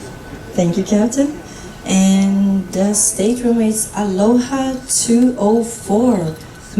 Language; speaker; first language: English; non-native, fluent; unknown